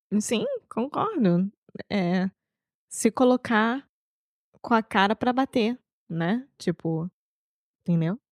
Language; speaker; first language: Portuguese; native; Portuguese